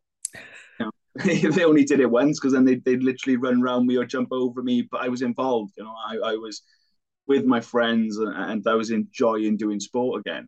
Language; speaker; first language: English; native; English